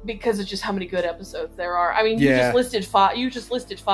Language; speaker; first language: English; native; English